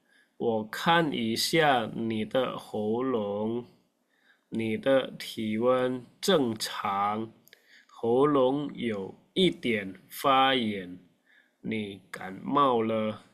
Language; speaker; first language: Chinese; non-native, fluent; Indonesian